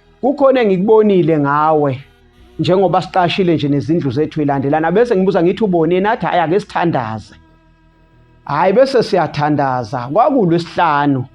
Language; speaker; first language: Zulu; native; Zulu